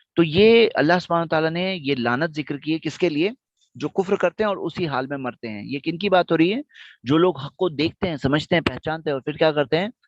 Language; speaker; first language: Urdu; non-native, local second language; Gujarati